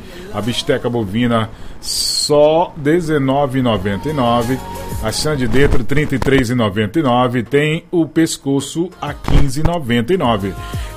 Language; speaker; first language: Portuguese; native; Portuguese